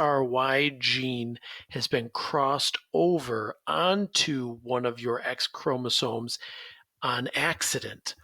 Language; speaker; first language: English; native; English